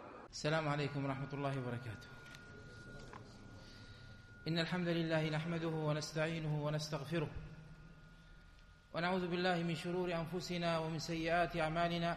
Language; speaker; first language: Arabic; native; Arabic